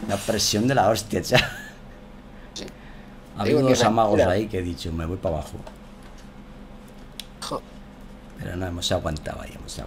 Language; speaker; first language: Spanish; native; Spanish